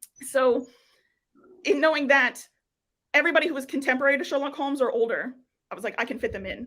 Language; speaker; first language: English; native; English